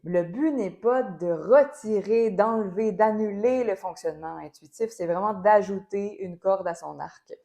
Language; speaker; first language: French; native; French